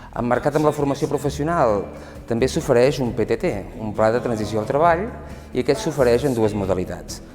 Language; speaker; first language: Catalan; native; Catalan